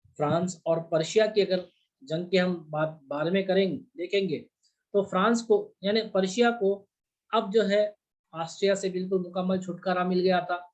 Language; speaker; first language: Urdu; native; Urdu